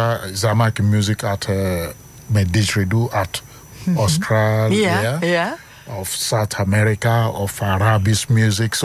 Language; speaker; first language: Dutch; non-native, learner; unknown